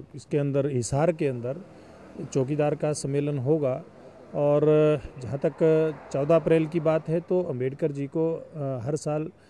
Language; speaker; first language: Hindi; native; Hindi